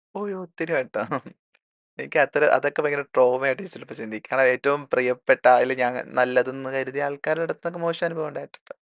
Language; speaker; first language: Malayalam; native; Malayalam